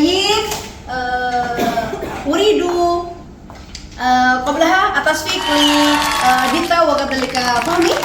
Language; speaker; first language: Arabic; non-native, learner; Indonesian